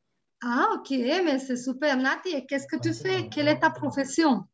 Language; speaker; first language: French; non-native, fluent; Spanish